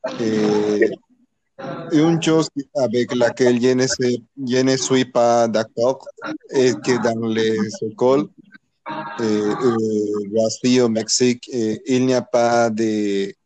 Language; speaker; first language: French; non-native, learner; Spanish